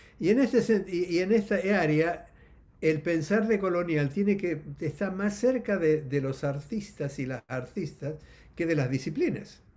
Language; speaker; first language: Spanish; native; Spanish